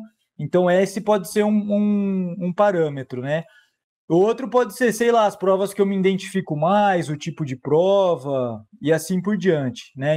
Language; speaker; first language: Portuguese; native; Portuguese